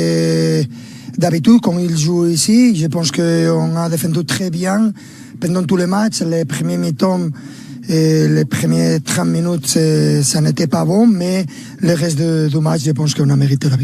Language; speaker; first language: French; non-native, learner; Spanish